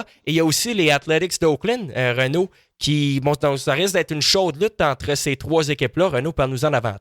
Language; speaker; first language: French; native; French